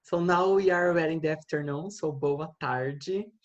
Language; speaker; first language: English; non-native, fluent; Portuguese